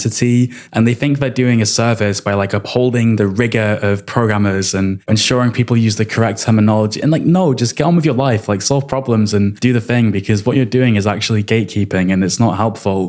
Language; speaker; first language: English; native; English